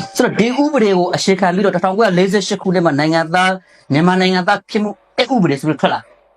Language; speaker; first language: Burmese; non-native, local second language; Rohingya